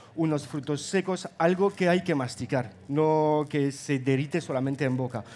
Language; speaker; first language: Spanish; non-native, fluent; French